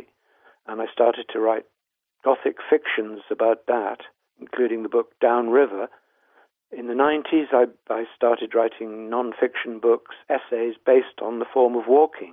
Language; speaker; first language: English; native; English